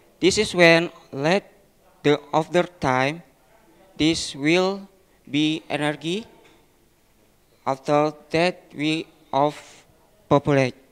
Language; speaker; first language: English; non-native, learner; Indonesian